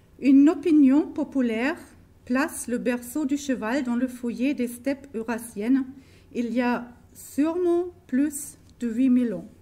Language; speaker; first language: French; non-native, fluent; German